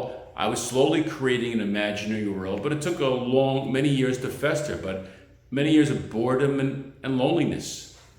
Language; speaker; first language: English; native; English